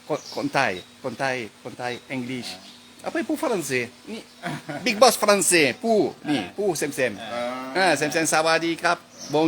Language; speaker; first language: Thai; non-native, learner; French